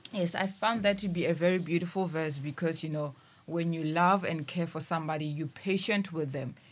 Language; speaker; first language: English; non-native, local second language; Venda